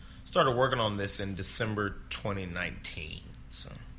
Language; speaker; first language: English; native; English